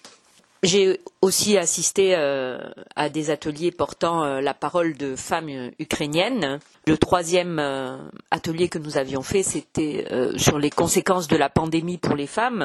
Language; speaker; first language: French; native; French